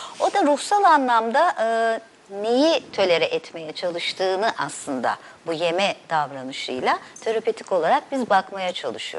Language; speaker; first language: Turkish; native; Turkish